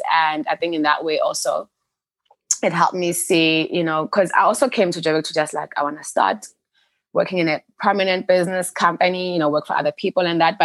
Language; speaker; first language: English; non-native, local second language; Xhosa